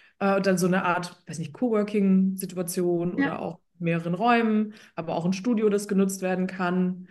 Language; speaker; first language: German; early bilingual, other home language; Polish